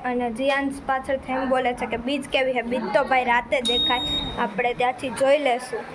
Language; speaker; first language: Gujarati; native; Gujarati